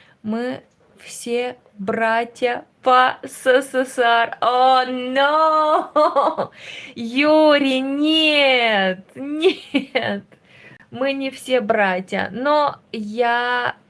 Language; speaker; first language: Russian; non-native, learner; Romanian